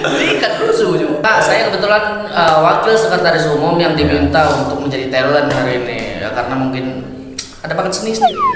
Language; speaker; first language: Indonesian; native; Indonesian